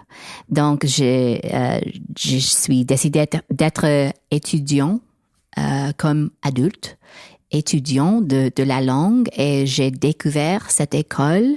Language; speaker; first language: French; non-native, learner; English